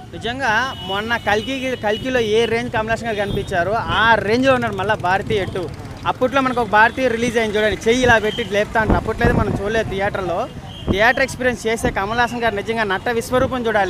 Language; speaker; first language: Telugu; native; Telugu